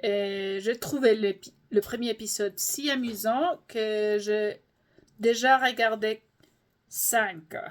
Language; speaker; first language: French; non-native, fluent; English